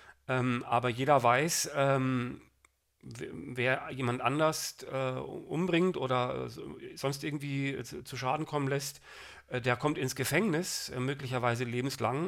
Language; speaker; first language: German; native; German